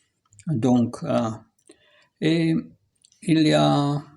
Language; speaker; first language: French; non-native, fluent; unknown